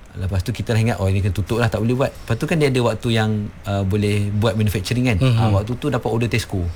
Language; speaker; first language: Malay; native; Malay